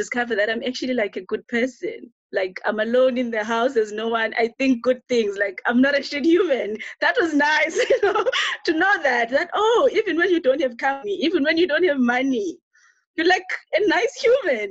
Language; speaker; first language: English; non-native, local second language; Xhosa